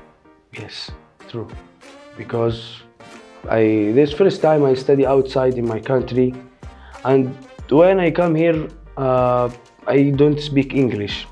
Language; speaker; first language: English; non-native, learner; Arabic